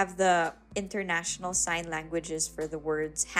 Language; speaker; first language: English; non-native, local second language; Filipino